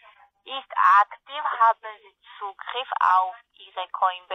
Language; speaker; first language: German; non-native, learner; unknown